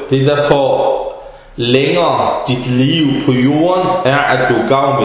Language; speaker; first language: Danish; early bilingual, other home language; Arabic